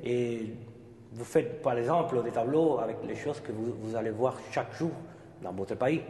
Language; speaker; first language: French; non-native, fluent; Spanish